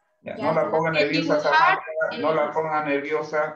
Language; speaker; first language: Spanish; native; Spanish